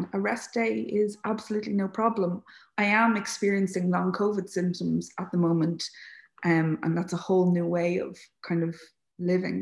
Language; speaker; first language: English; native; English